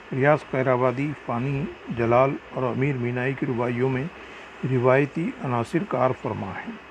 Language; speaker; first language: Urdu; native; Urdu